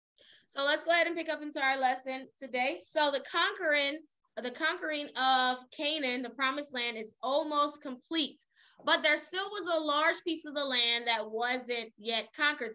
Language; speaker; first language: English; native; English